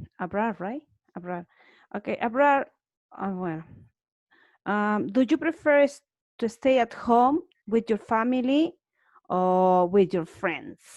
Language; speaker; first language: English; non-native, learner; Spanish